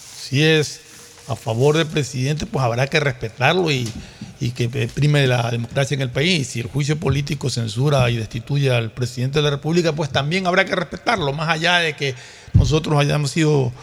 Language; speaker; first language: Spanish; native; Spanish